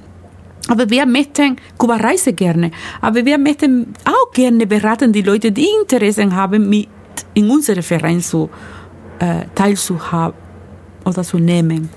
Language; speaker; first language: German; non-native, learner; Spanish